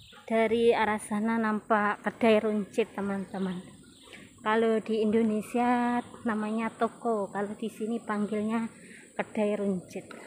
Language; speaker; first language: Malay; non-native, local second language; Javanese